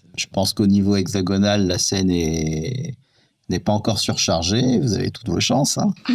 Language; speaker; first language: French; non-native, local second language; Arabic